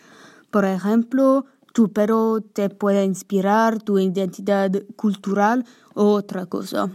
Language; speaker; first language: Spanish; non-native, learner; English